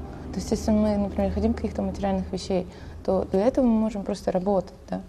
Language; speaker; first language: Russian; native; Russian